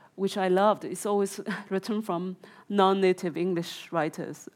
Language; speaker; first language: English; non-native, fluent; Chinese